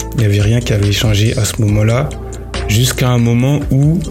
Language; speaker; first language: French; native; French